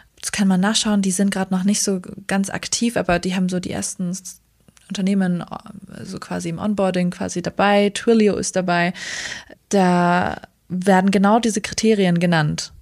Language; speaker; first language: German; early bilingual, other home language; Kurdish